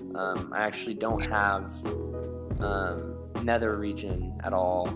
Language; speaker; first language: English; native; English